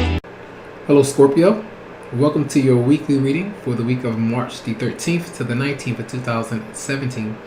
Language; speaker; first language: English; native; English